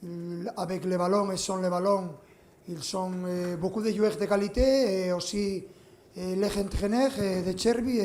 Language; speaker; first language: French; non-native, fluent; Spanish